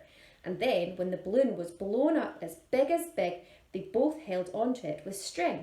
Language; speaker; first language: English; native; English